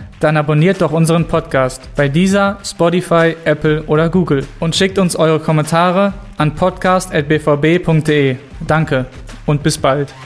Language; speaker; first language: German; native; German